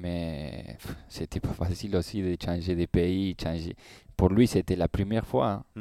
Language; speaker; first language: French; non-native, learner; Spanish